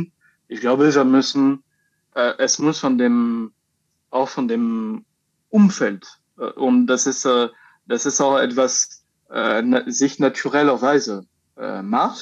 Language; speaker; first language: German; non-native, learner; French